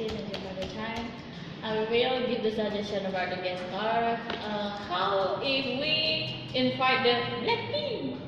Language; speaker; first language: English; non-native, learner; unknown